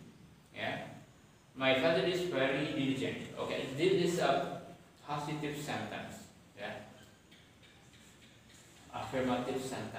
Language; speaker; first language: English; non-native, fluent; Indonesian